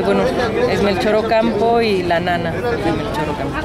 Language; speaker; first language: Spanish; native; Spanish